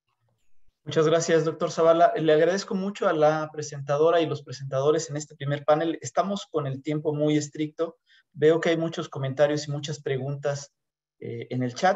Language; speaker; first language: Spanish; native; Spanish